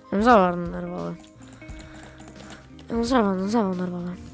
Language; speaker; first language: Polish; native; Polish